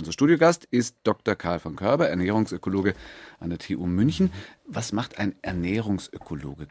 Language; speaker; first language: German; native; German